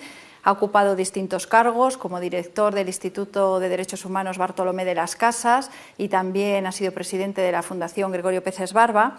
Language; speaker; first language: Spanish; native; Spanish